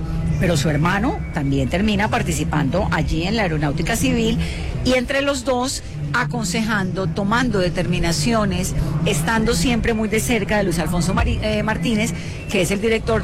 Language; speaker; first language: Spanish; native; Spanish